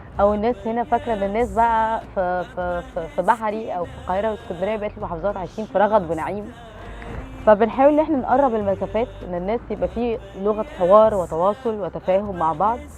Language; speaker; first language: Egyptian Arabic; non-native, local second language; Arabic